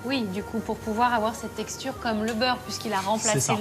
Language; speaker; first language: French; native; French